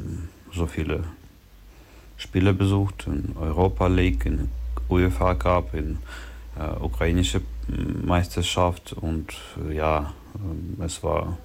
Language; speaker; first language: German; non-native, learner; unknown